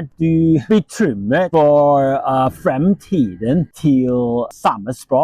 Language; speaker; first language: Norwegian; non-native, fluent; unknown